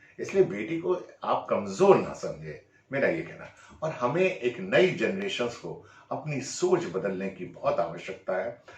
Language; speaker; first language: Hindi; native; Hindi